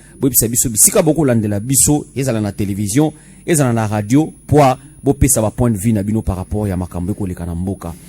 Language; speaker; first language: Lingala; non-native, local second language; Kituba (Democratic Republic of Congo)